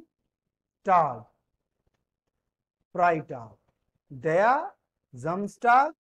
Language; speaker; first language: German; non-native, fluent; Hindi